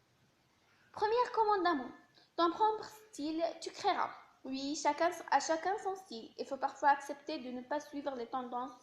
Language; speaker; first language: French; non-native, local second language; Arabic